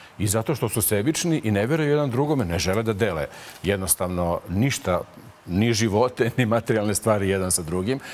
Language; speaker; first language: Bosnian; native; Bosnian